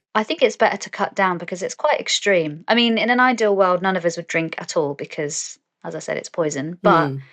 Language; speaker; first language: English; native; English